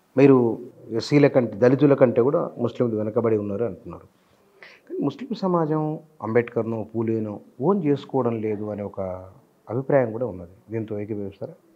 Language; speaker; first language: Telugu; native; Telugu